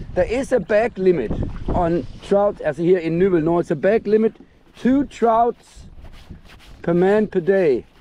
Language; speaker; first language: English; non-native, fluent; Danish